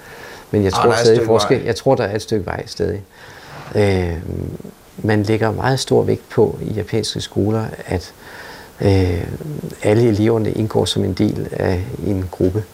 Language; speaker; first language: Danish; native; Danish